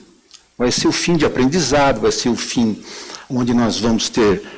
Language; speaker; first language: Portuguese; native; Portuguese